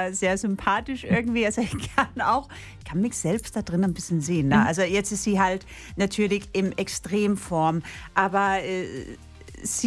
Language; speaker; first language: German; non-native, fluent; Danish